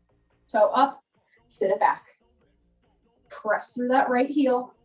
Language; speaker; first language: English; native; English